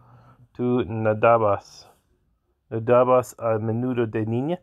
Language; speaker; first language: Spanish; non-native, learner; English